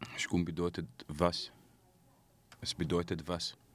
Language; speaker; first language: German; non-native, learner; Arabic